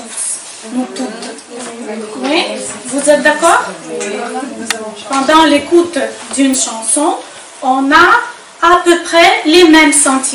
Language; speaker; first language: French; non-native, fluent; Ukrainian